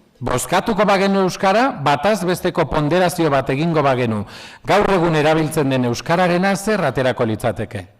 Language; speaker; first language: Basque; non-native, local second language; Spanish